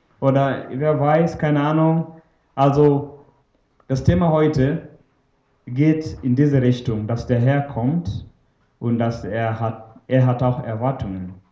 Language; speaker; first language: German; non-native, fluent; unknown